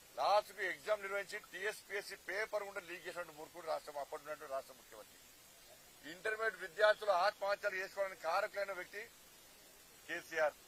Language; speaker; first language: Telugu; native; Telugu